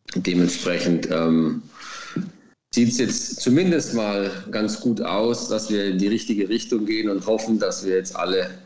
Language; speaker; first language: German; native; German